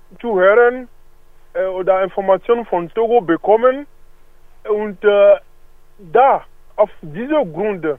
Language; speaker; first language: German; non-native, learner; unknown